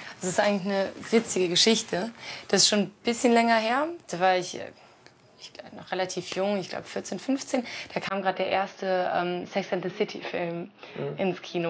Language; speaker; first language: German; native; German